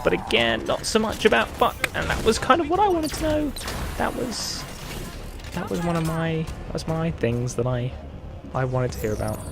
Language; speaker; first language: English; native; English